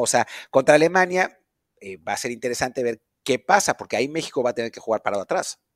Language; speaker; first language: Spanish; native; Spanish